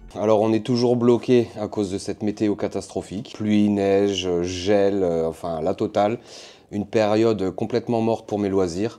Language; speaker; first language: French; native; French